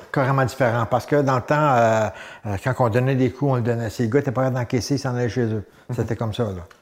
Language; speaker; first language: French; native; French